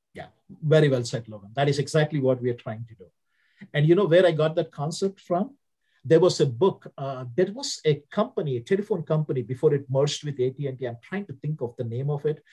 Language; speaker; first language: English; non-native, local second language; Telugu